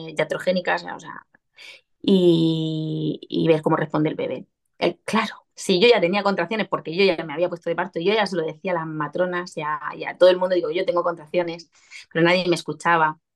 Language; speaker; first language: Spanish; native; Spanish